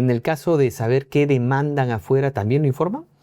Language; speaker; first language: Spanish; native; Spanish